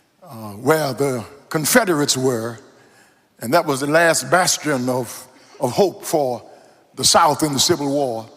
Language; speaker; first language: English; native; English